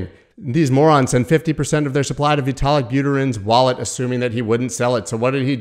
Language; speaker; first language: English; native; English